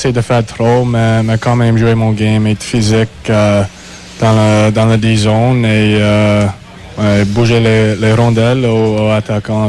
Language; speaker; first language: French; non-native, learner; English